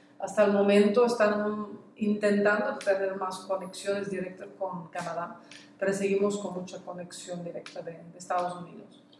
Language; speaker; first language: Spanish; non-native, fluent; Dutch